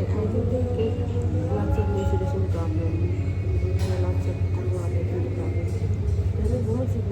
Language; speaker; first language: English; non-native, learner; Tibetan